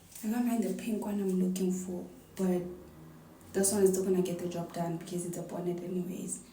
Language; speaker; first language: English; non-native, local second language; Zulu